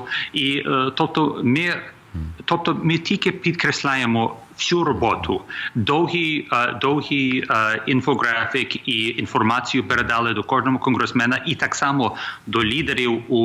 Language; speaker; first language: Ukrainian; early bilingual, heritage; Ukrainian